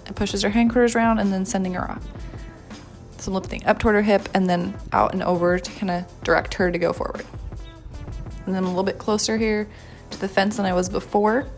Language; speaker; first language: English; native; English